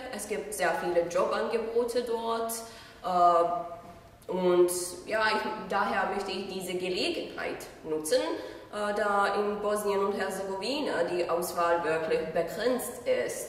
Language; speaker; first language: German; non-native, fluent; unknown